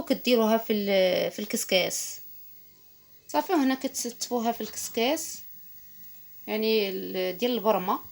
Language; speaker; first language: Arabic; native; Arabic